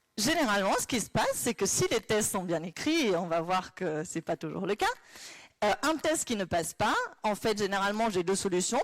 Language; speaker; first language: French; non-native, fluent; Spanish